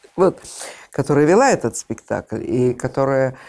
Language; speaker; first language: Russian; native; Russian